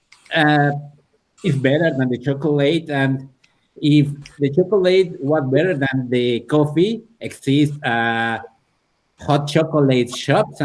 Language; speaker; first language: English; non-native, learner; Spanish